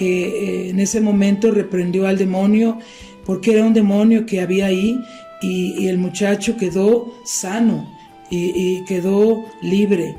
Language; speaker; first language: Spanish; native; Spanish